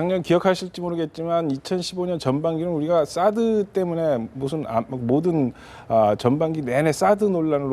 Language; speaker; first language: Korean; native; Korean